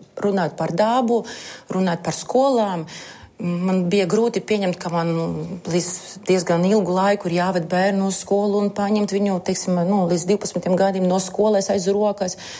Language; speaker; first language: Latvian; native; Latvian